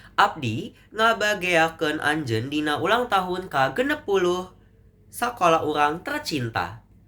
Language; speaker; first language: Sundanese; non-native, local second language; Indonesian